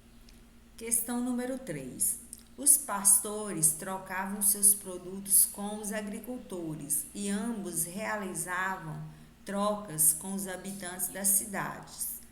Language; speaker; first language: Portuguese; native; Portuguese